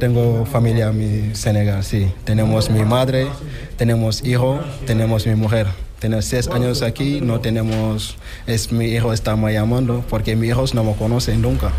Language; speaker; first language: Spanish; non-native, learner; Wolof